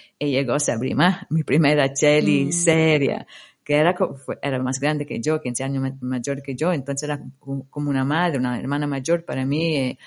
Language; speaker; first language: Spanish; non-native, fluent; Italian